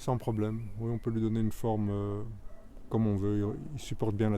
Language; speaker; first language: French; native; French